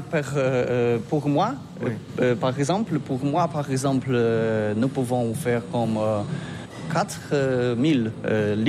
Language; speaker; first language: French; non-native, learner; Polish